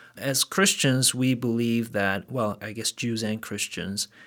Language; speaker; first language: English; early bilingual, other home language; Korean